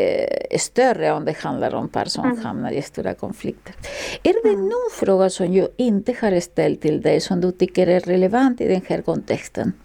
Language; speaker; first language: Swedish; non-native, fluent; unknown